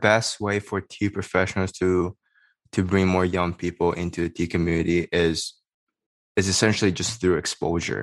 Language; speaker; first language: English; native; English